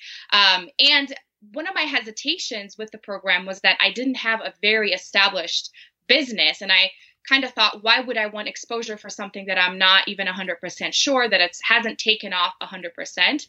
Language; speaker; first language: English; non-native, fluent; Portuguese